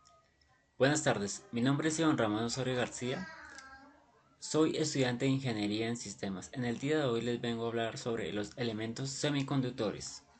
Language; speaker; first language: Spanish; native; Spanish